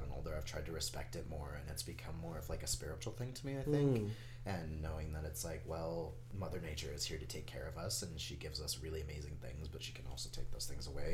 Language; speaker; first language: English; native; English